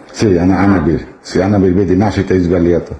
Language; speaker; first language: Italian; non-native, learner; Bangla